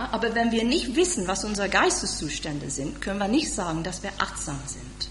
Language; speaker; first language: German; non-native, fluent; English